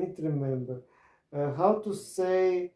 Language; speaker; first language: English; non-native, learner; Croatian